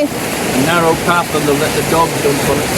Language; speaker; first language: English; native; English